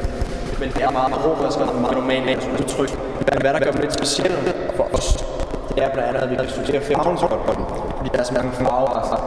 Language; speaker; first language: Danish; native; Danish